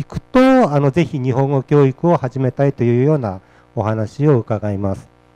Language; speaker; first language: Japanese; native; Japanese